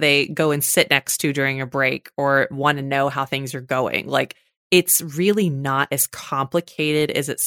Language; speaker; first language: English; native; English